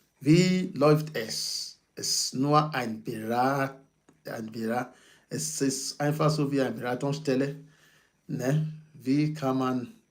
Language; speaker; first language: German; non-native, fluent; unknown